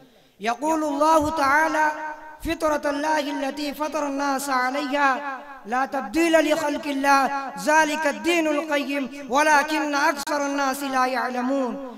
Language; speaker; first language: Arabic; non-native, learner; Urdu